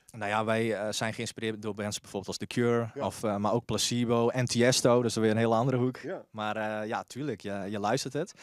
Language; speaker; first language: Dutch; native; Dutch